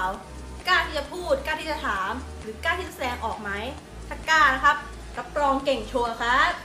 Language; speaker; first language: Thai; native; Thai